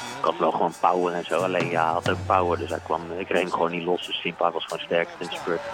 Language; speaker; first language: Dutch; native; Dutch